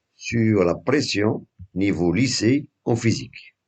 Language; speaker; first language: French; non-native, local second language; Arabic